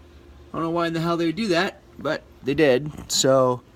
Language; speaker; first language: English; native; English